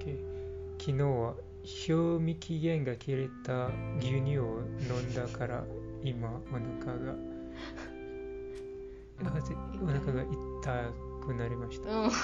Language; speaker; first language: Japanese; non-native, learner; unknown